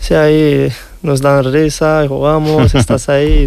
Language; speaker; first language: Spanish; non-native, learner; Riffian